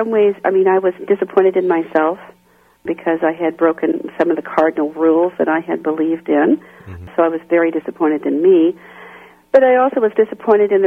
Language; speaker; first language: English; native; English